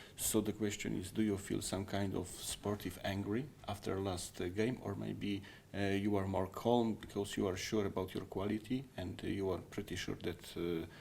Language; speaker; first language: English; non-native, fluent; Polish